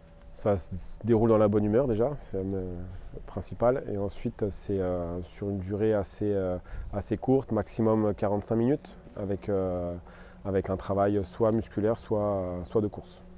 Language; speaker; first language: French; native; French